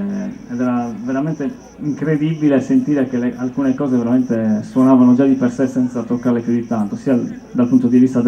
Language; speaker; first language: Italian; native; Italian